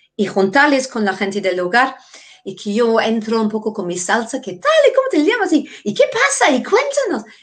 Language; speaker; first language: Spanish; non-native, fluent; English